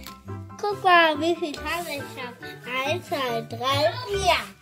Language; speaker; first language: German; early bilingual, other home language; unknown